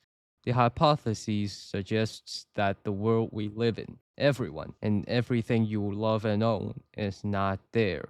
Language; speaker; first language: English; native; English